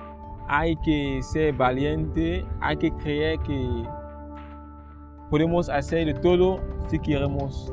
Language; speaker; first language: Spanish; non-native, fluent; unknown